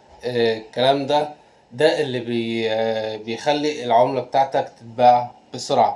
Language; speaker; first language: Arabic; native; Arabic